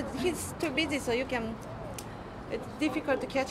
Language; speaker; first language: English; non-native, learner; Japanese